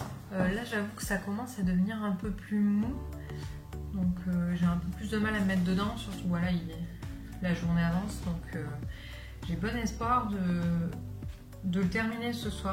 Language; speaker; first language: French; native; French